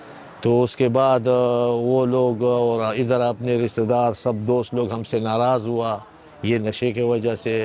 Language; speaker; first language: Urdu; non-native, fluent; Pashto